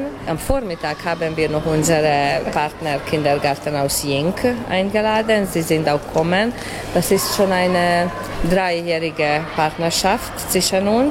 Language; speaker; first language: German; native; German